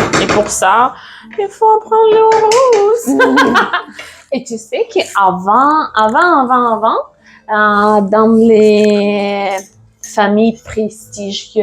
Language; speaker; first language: French; non-native, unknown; Russian